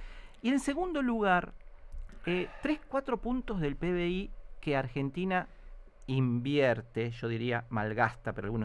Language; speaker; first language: Spanish; native; Spanish